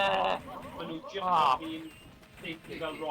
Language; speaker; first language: Welsh; native; Welsh